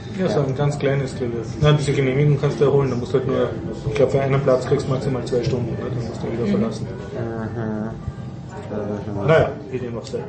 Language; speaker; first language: German; native; German